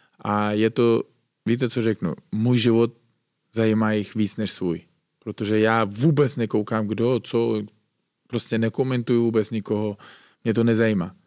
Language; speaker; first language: Czech; non-native, fluent; Uzbek